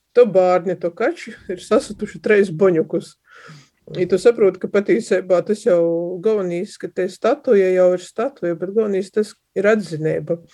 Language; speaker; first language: Latvian; non-native, local second language; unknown